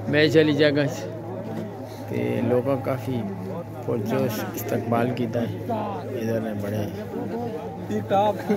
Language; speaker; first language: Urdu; non-native, local second language; Punjabi